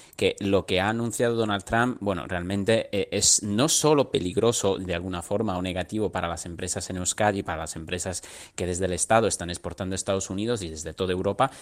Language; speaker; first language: Spanish; non-native, fluent; Italian